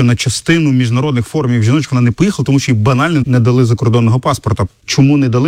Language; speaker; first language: Ukrainian; native; Ukrainian